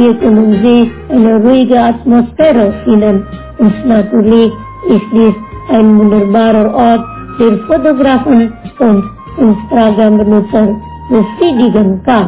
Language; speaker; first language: German; non-native, learner; Indonesian